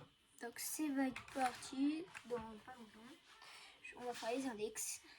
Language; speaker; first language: French; native; French